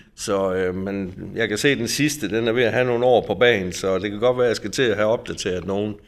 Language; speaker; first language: Danish; native; Danish